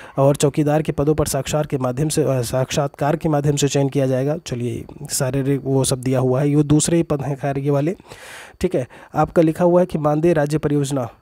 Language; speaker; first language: Hindi; native; Hindi